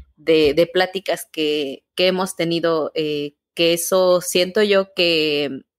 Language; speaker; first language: Spanish; native; Spanish